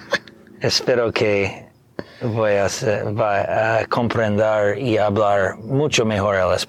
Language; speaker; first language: Spanish; non-native, learner; English